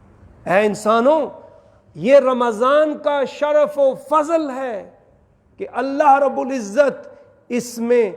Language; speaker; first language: Urdu; native; Urdu